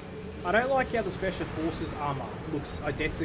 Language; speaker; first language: English; native; English